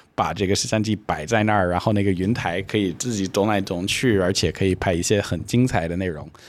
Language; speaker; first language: Chinese; non-native, fluent; English